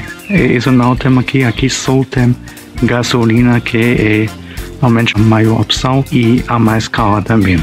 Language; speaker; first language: Portuguese; non-native, fluent; German